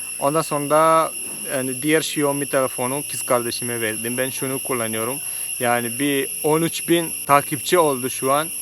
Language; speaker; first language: Turkish; non-native, fluent; Malayalam